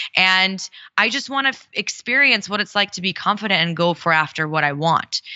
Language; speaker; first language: English; early bilingual, other home language; Russian